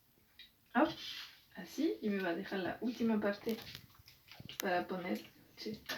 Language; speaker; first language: Spanish; non-native, fluent; French